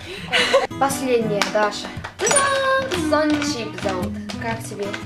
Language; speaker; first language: Russian; non-native, learner; Korean